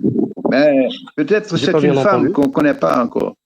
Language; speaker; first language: French; non-native, fluent; Dutch